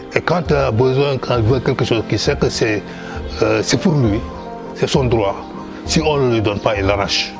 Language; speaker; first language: French; non-native, local second language; Wolof